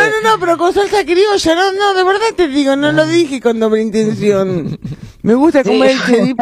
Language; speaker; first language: Spanish; native; Spanish